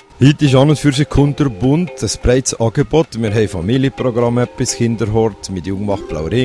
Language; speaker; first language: German; native; German